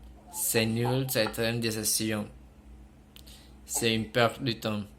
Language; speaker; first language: French; non-native, fluent; Spanish